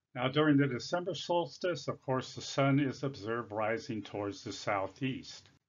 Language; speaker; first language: English; native; English